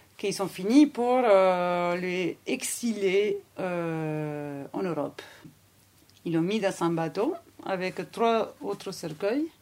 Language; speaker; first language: French; non-native, fluent; Spanish